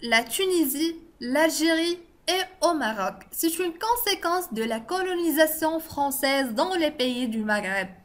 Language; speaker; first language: French; non-native, local second language; Arabic